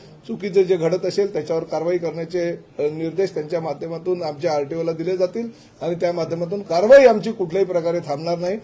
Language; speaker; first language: Marathi; native; Marathi